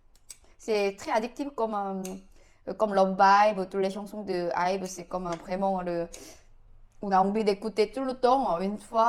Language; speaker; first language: French; non-native, learner; Korean